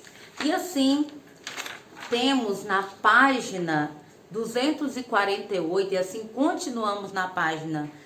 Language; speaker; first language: Portuguese; native; Portuguese